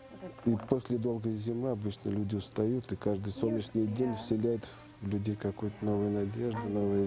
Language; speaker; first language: Russian; native; Russian